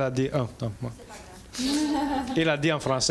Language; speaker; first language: French; non-native, learner; English